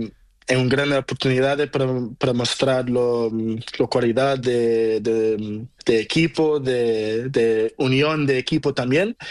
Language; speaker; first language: Spanish; non-native, learner; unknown